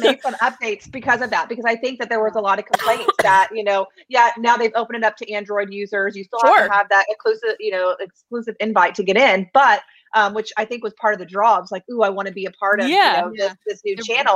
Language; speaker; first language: English; native; English